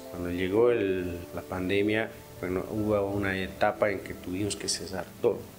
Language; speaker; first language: Spanish; native; Spanish